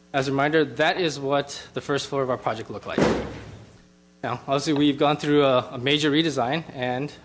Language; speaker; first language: English; native; English